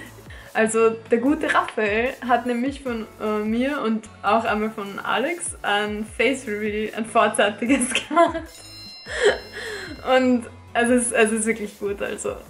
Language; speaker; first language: German; native; German